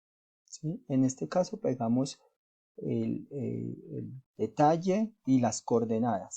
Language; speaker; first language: Spanish; native; Spanish